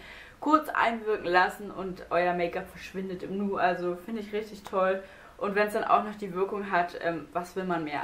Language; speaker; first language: German; native; German